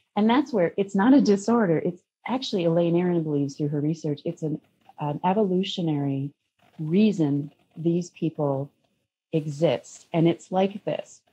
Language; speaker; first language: English; native; English